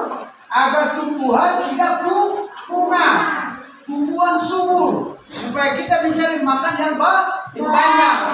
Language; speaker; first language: Indonesian; native; Indonesian